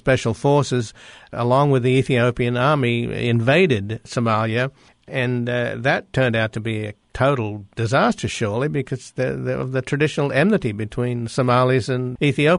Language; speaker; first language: English; native; English